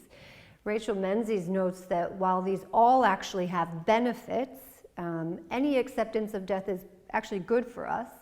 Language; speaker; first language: English; native; English